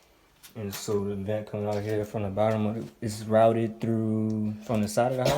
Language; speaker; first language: English; native; English